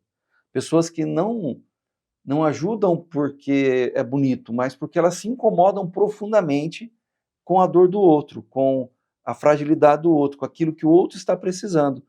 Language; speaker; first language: Portuguese; native; Portuguese